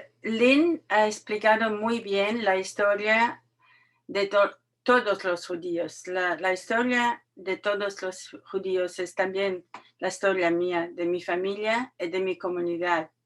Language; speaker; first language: Spanish; non-native, learner; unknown